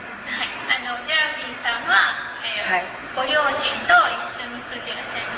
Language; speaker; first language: Japanese; native; Japanese